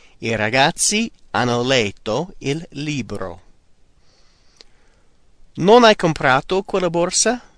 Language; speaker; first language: Italian; non-native, fluent; English